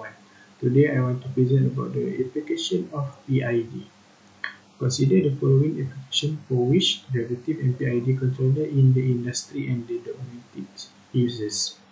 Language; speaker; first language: English; non-native, learner; Malay